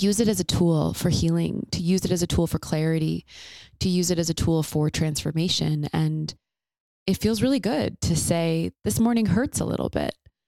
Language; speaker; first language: English; native; English